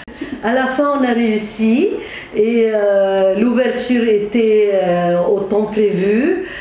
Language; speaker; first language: French; non-native, fluent; Arabic